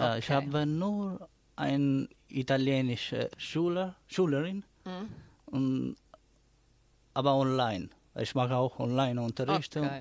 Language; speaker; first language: German; non-native, learner; Italian